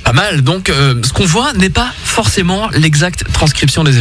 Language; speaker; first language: French; native; French